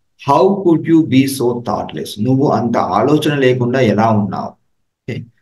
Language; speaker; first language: English; non-native, local second language; Telugu